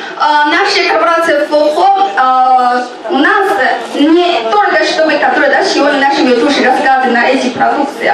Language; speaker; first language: Russian; non-native, learner; Chinese